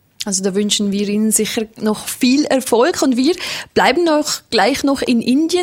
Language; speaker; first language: German; native; German